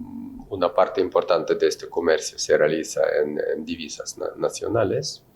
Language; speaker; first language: Spanish; non-native, fluent; Russian